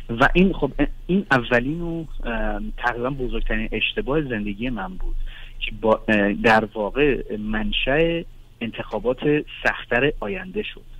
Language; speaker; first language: Persian; native; Persian